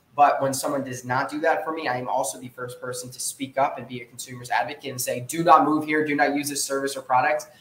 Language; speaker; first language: English; native; English